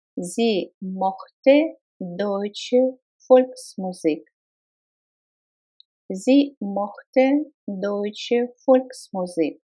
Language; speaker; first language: German; non-native, fluent; Russian